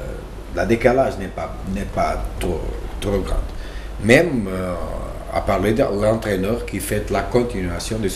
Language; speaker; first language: French; non-native, learner; Portuguese